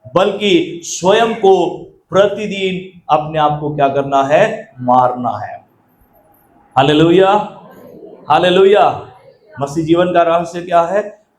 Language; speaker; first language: Hindi; non-native, local second language; Marathi